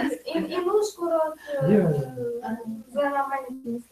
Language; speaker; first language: English; non-native, learner; Ukrainian